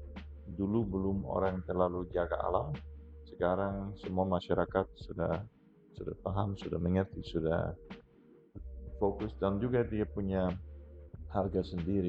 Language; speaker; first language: Indonesian; non-native, fluent; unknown